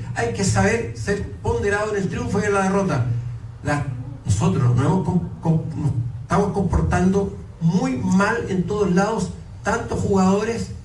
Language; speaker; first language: Spanish; native; Spanish